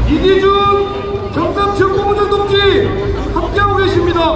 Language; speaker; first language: Korean; native; Korean